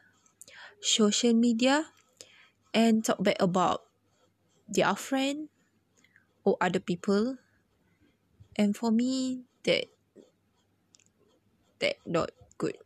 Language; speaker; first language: English; non-native, learner; Malay